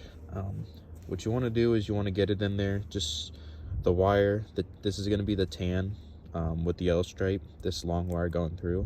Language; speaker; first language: English; native; English